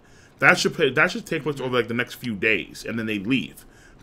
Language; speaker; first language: English; native; English